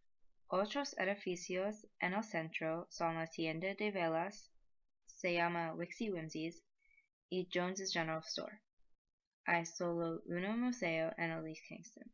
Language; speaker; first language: Spanish; non-native, learner; English